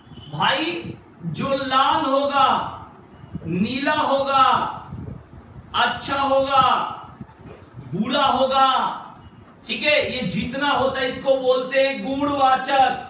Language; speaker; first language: Hindi; native; Hindi